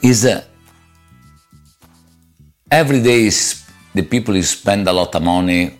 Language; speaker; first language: English; non-native, learner; Italian